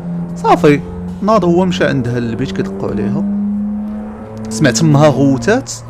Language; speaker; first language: Arabic; native; Arabic